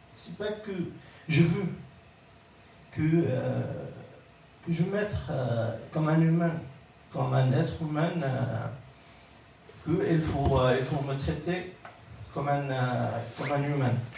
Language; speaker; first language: French; non-native, learner; Arabic